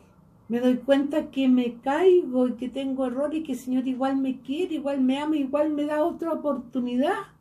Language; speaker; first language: Spanish; native; Spanish